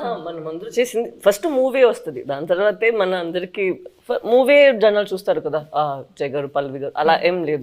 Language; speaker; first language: Telugu; non-native, local second language; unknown